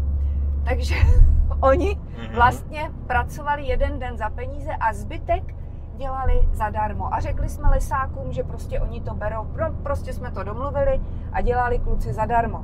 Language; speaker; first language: Czech; native; Czech